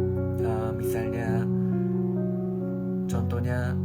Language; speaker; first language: Indonesian; non-native, learner; Korean